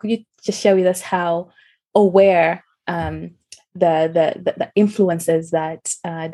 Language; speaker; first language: English; non-native, local second language; Luo (Kenya and Tanzania)